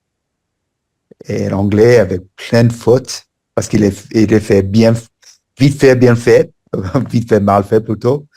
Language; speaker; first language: French; non-native, fluent; English